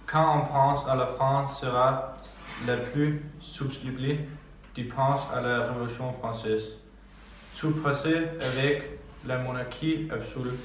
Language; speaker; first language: French; non-native, learner; Danish